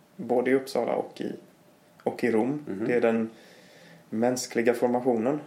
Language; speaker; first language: Swedish; native; Swedish